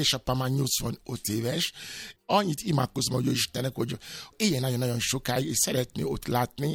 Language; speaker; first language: Hungarian; non-native, fluent; Yoruba